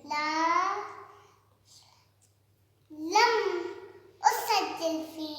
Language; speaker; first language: Arabic; non-native, learner; Urdu